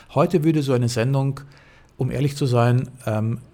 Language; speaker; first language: German; native; German